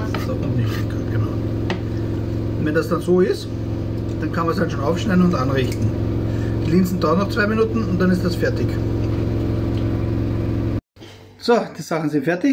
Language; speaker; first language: German; native; German